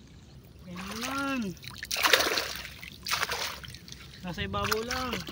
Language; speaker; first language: Filipino; native; Filipino